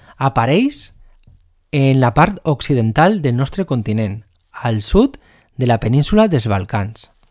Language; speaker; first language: Catalan; non-native, local second language; Spanish